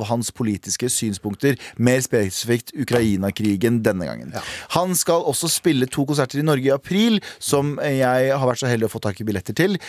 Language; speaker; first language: Norwegian; early bilingual, other home language; Kurdish